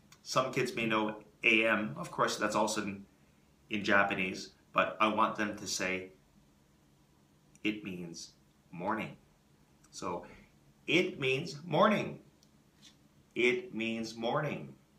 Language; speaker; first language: English; native; English